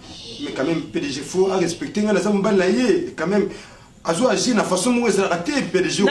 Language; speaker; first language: French; non-native, local second language; Lingala